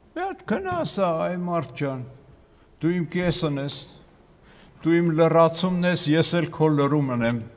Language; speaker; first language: Armenian; native; Armenian